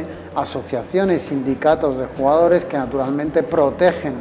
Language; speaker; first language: Spanish; native; Spanish